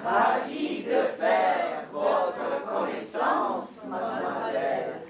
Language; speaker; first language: French; non-native, learner; Russian